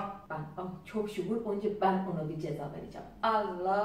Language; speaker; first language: Turkish; non-native, learner; Azerbaijani